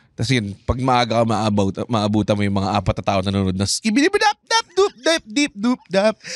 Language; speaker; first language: Filipino; native; Filipino